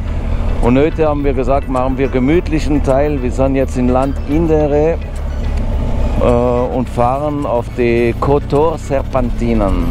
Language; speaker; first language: German; non-native, fluent; French